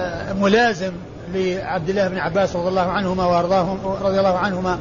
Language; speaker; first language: Arabic; native; Arabic